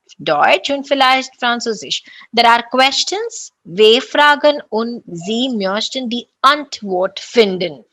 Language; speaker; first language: German; non-native, learner; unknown